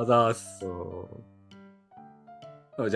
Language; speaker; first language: Japanese; native; Japanese